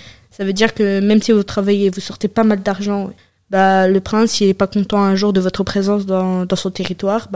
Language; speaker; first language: French; early bilingual, other home language; Arabic